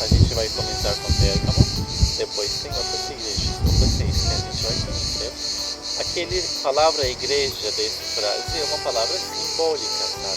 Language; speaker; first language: Portuguese; non-native, fluent; Turkish